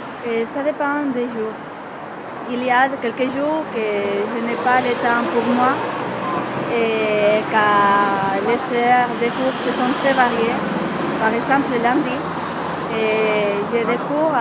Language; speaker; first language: French; non-native, fluent; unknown